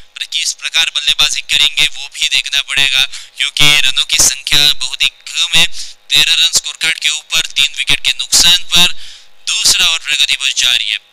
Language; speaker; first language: Hindi; non-native, local second language; Marathi